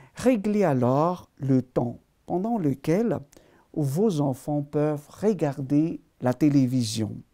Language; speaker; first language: French; non-native, local second language; Malagasy